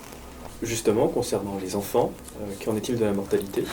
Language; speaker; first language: French; native; French